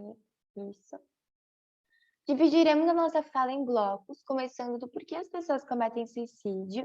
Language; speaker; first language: Portuguese; native; Portuguese